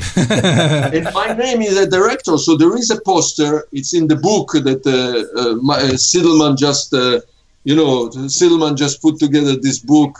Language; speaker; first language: English; non-native, fluent; Hebrew